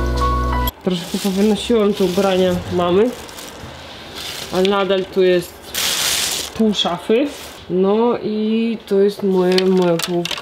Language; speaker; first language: Polish; non-native, fluent; Russian